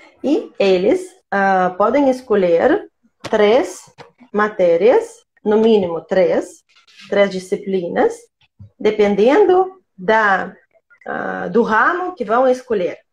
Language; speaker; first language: Portuguese; non-native, fluent; Russian